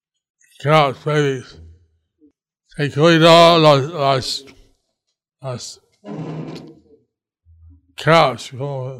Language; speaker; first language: Spanish; non-native, learner; English